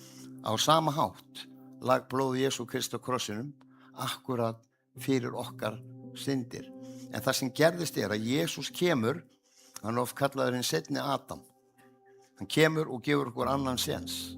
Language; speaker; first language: Icelandic; native; Icelandic